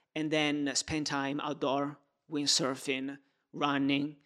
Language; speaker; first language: English; non-native, fluent; Italian